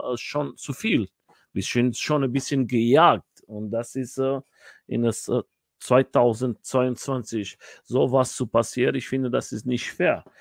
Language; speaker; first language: German; non-native, learner; Portuguese